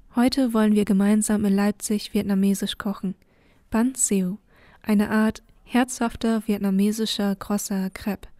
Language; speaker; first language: German; early bilingual, other home language; Vietnamese